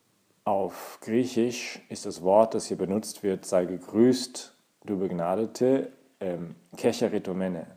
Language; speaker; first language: German; native; German